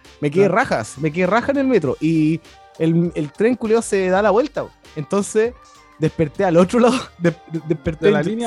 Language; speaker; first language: Spanish; native; Spanish